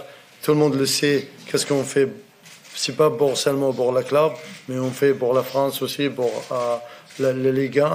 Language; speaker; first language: French; non-native, fluent; Arabic